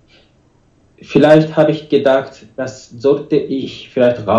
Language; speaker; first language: German; non-native, learner; Japanese